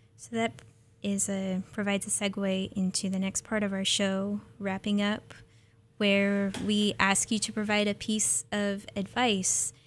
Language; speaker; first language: English; native; English